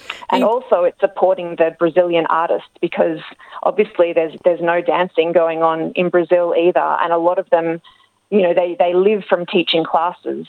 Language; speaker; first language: English; native; English